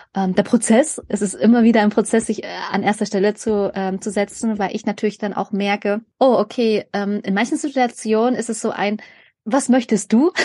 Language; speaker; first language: German; early bilingual, other home language; Vietnamese